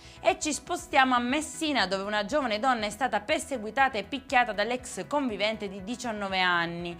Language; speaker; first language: Italian; native; Italian